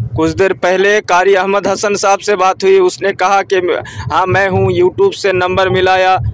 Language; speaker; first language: Hindi; non-native, local second language; Bangla